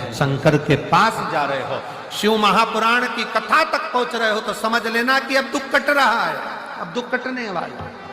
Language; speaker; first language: Hindi; native; Hindi